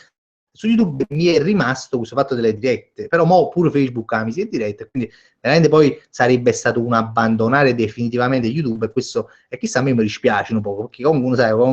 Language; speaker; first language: Italian; native; Italian